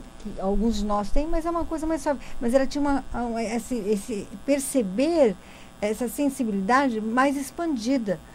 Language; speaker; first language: Portuguese; native; Portuguese